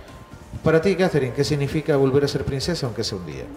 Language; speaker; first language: Spanish; native; Spanish